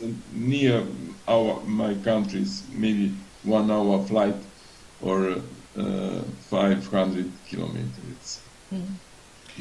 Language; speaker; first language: English; non-native, learner; Serbian